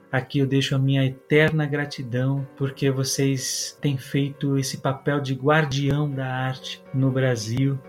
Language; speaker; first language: Portuguese; native; Portuguese